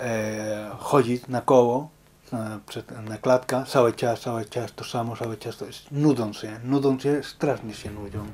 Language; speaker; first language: Polish; non-native, learner; Spanish